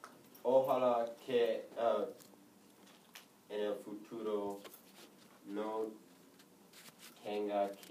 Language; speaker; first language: Spanish; non-native, learner; English